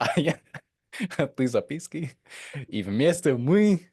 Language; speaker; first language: Russian; non-native, fluent; English